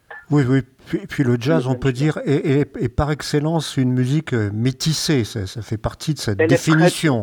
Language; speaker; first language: French; native; French